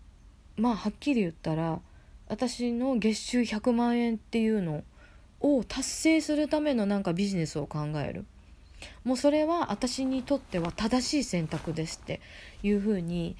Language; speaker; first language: Japanese; native; Japanese